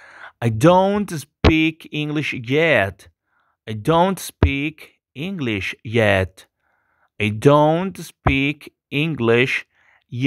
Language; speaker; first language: English; non-native, fluent; Spanish